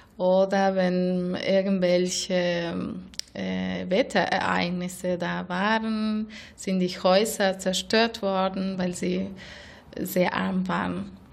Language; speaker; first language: German; non-native, fluent; Spanish